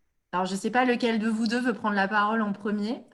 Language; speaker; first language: French; native; French